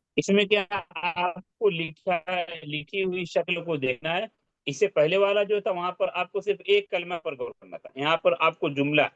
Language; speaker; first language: Urdu; native; Urdu